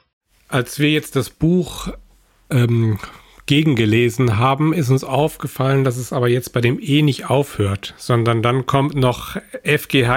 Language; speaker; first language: German; native; German